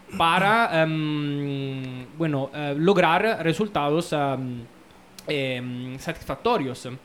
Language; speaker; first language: Spanish; non-native, fluent; Italian